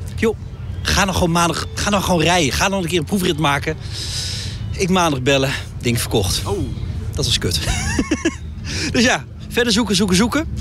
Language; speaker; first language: Dutch; native; Dutch